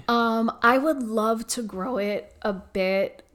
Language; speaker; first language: English; native; English